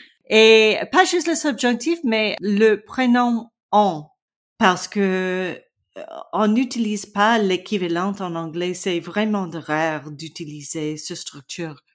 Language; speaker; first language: French; non-native, learner; English